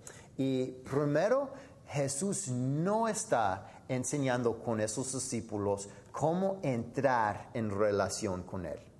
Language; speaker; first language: Spanish; non-native, fluent; English